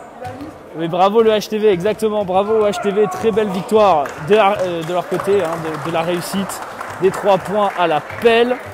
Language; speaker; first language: French; native; French